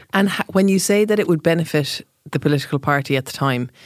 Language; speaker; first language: English; native; English